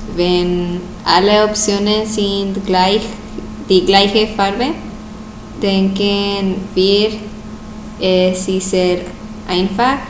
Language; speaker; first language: German; non-native, learner; Spanish